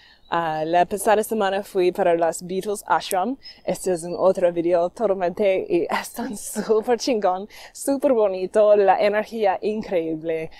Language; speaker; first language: Spanish; non-native, learner; English